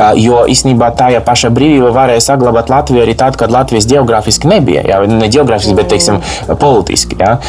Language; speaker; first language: Latvian; non-native, local second language; Russian